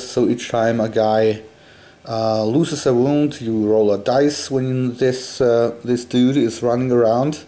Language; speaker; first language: English; non-native, fluent; German